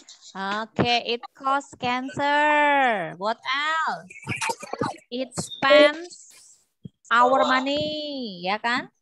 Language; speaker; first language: English; non-native, fluent; Indonesian